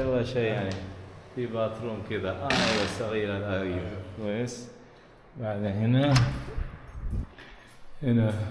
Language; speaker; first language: Arabic; non-native, learner; English